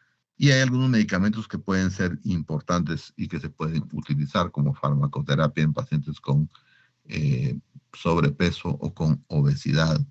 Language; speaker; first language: Spanish; native; Spanish